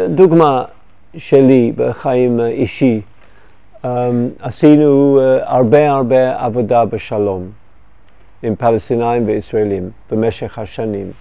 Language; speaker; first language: Hebrew; non-native, fluent; English